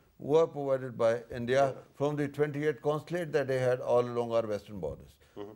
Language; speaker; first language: English; non-native, local second language; Urdu